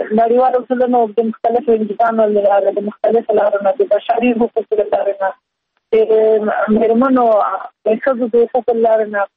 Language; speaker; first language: Pashto; native; Pashto